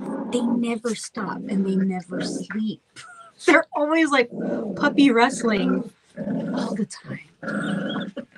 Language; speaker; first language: English; native; English